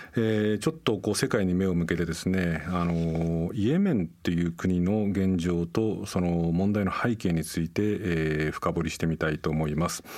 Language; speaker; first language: Japanese; native; Japanese